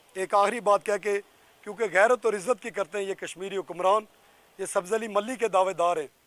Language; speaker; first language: Urdu; non-native, local second language; Pahari-Potwari